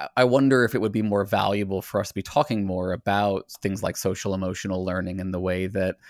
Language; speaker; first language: English; native; English